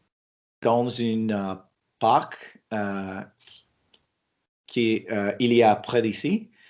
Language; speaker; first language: French; non-native, learner; English